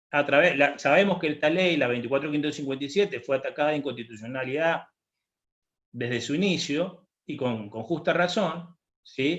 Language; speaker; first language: Spanish; native; Spanish